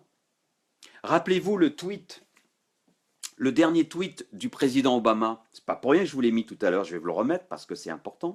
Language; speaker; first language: French; native; French